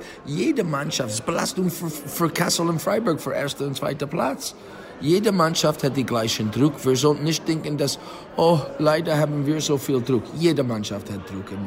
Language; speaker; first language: German; non-native, fluent; English